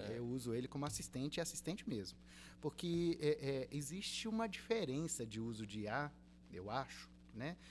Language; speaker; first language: Portuguese; early bilingual, other home language; Spanish